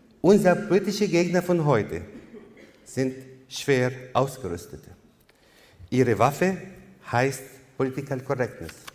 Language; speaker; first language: German; non-native, fluent; Arabic